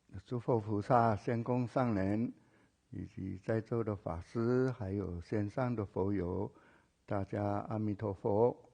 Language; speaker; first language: Chinese; native; Chinese